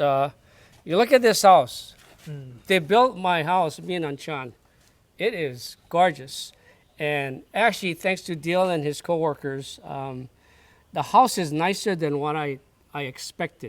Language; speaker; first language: English; non-native, learner; Thai